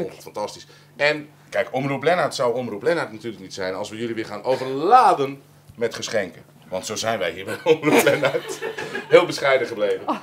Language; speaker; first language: Dutch; native; Dutch